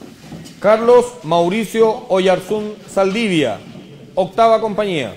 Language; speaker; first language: Spanish; native; Spanish